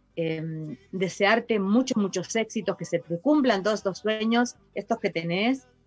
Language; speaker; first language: Spanish; native; Spanish